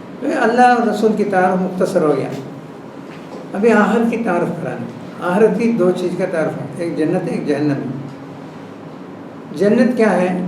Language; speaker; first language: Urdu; non-native, local second language; Malayalam